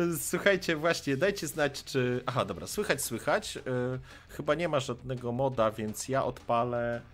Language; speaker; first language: Polish; native; Polish